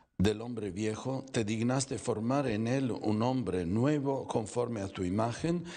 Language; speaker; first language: Spanish; non-native, fluent; Italian